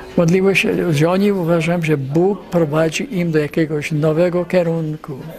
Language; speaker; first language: Polish; early bilingual, heritage; Polish